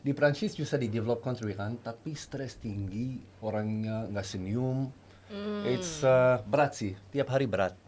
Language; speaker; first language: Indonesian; non-native, learner; French